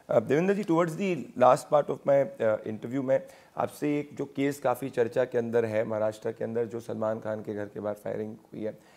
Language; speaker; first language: Hindi; native; Hindi